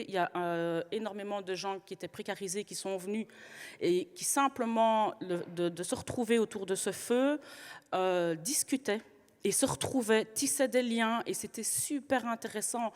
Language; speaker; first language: French; native; French